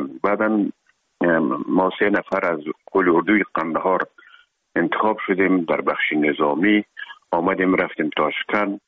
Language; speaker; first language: Persian; native; Persian